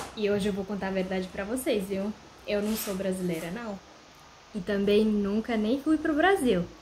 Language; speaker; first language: Portuguese; non-native, fluent; Romanian